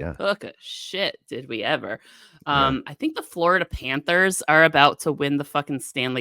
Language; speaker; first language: English; native; English